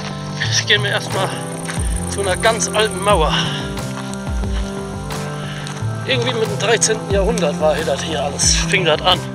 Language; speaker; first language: German; native; German